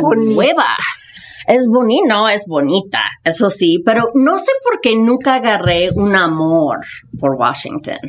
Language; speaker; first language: Spanish; non-native, fluent; English